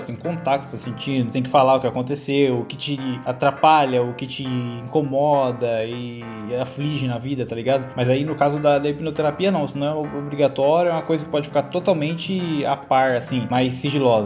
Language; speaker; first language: Portuguese; native; Portuguese